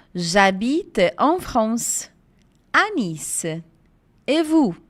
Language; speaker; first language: French; non-native, fluent; Portuguese